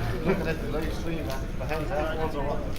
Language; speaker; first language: English; non-native, learner; Polish